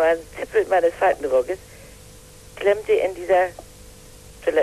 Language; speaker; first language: German; native; German